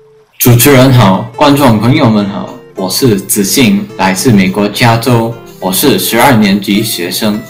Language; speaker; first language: Chinese; early bilingual, heritage; English